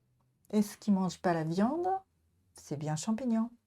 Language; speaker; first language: French; non-native, learner; Japanese